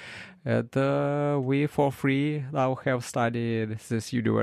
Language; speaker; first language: English; non-native, learner; Ukrainian